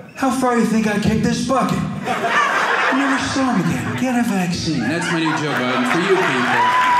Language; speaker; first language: English; native; English